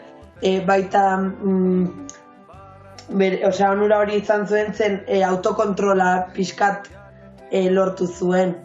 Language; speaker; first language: Basque; non-native, local second language; Spanish